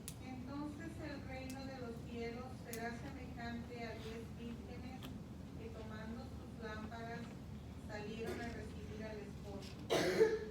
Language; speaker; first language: Spanish; native; Spanish